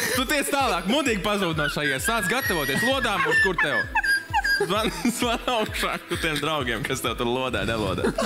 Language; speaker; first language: Latvian; native; Latvian